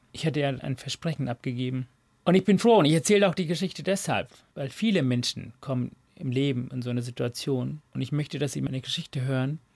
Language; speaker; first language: German; non-native, fluent; Tamil